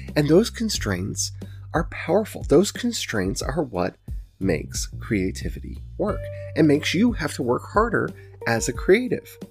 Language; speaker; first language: English; native; English